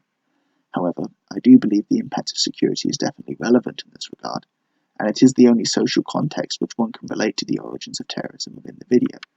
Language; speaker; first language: English; native; English